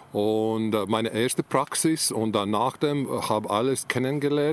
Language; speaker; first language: German; non-native, learner; Latvian